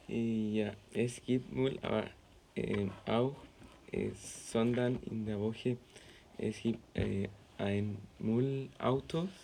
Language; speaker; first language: German; non-native, learner; Spanish